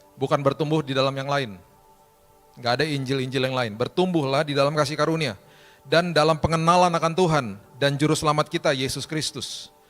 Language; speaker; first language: Indonesian; native; Indonesian